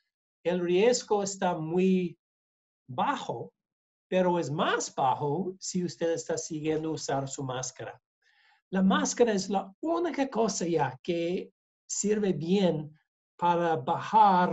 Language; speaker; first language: Spanish; non-native, learner; English